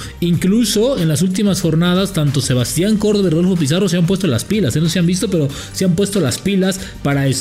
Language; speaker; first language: Spanish; native; Spanish